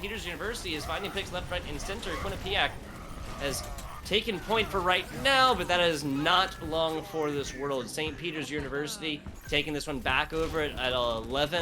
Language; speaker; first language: English; native; English